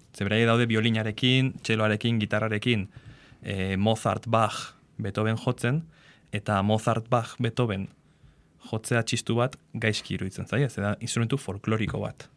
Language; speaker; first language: Basque; non-native, local second language; Spanish